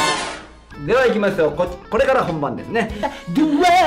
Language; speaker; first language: Japanese; native; Japanese